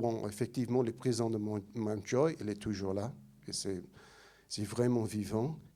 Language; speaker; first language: French; non-native, fluent; English